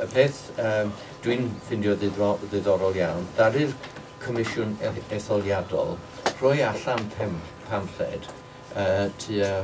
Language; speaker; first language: Welsh; non-native, local second language; English